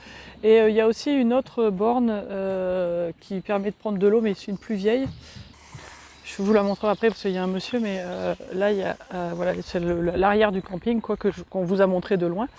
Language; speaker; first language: French; native; French